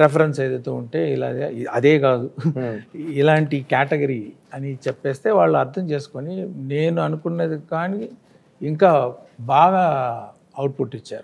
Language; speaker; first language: Telugu; non-native, fluent; Tamil